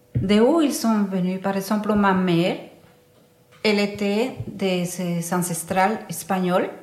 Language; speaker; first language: French; non-native, fluent; Spanish